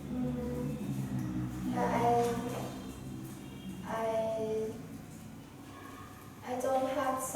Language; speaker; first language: English; non-native, learner; Vietnamese